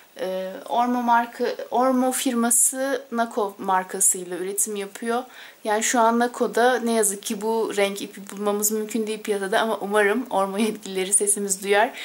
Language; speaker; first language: Turkish; native; Turkish